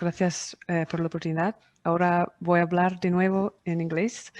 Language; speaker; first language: Spanish; non-native, fluent; English